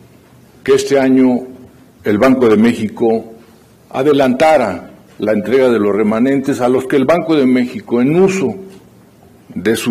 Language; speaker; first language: Spanish; native; Spanish